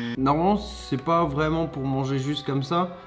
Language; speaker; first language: French; native; French